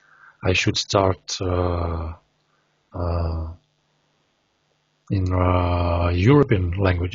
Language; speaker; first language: English; non-native, learner; Russian